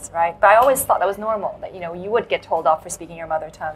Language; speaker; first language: English; non-native, local second language; Cantonese